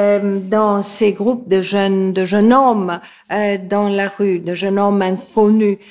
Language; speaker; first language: French; non-native, fluent; Greek